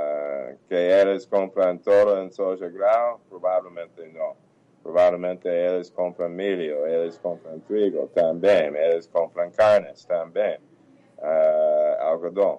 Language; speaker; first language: Portuguese; non-native, fluent; English